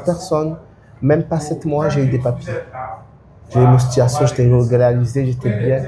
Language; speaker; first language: French; non-native, local second language; Ngazidja Comorian